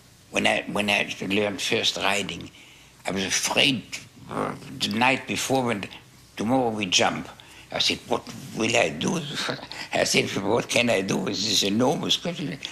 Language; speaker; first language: English; non-native, fluent; German